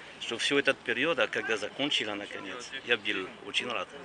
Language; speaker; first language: Russian; non-native, learner; French